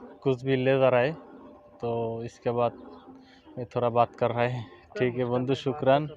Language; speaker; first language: Hindi; non-native, learner; Bangla